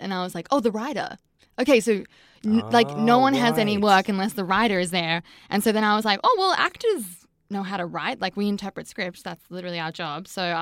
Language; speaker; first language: English; native; English